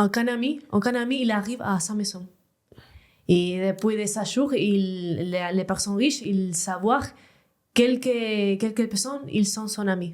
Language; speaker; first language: French; non-native, learner; Spanish